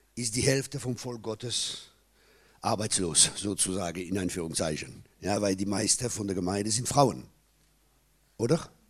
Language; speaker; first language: German; non-native, local second language; French